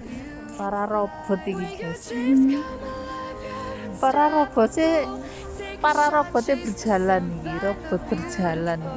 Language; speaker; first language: Indonesian; non-native, local second language; Javanese